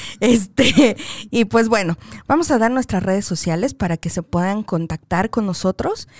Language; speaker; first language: Spanish; native; Spanish